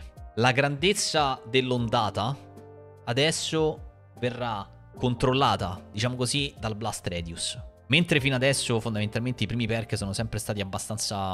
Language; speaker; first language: Italian; native; Italian